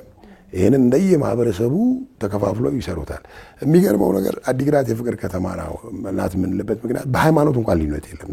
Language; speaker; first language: Amharic; non-native, local second language; Tigrinya